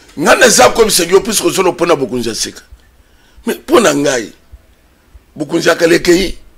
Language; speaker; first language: Lingala; native; Lingala